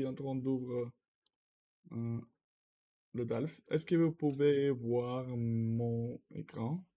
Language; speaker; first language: French; non-native, learner; Russian